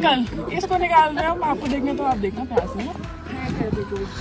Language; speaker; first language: Hindi; native; Hindi